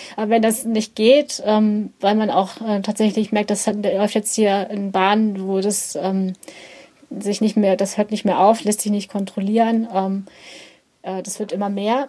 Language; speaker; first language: German; native; German